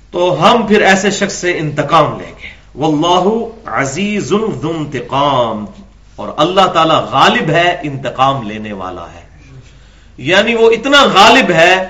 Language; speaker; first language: Urdu; non-native, local second language; Punjabi